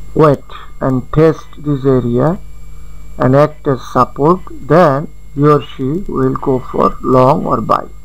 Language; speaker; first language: English; non-native, local second language; Bangla